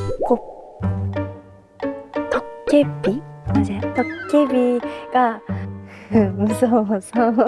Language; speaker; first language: Korean; non-native, learner; Japanese